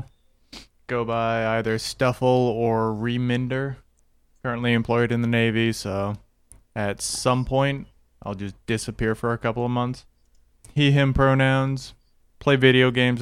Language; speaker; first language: English; native; English